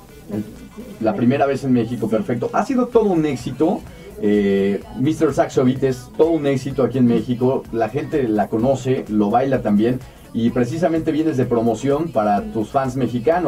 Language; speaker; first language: Spanish; native; Spanish